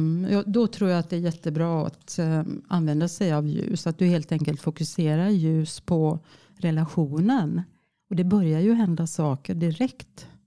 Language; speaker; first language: Swedish; native; Swedish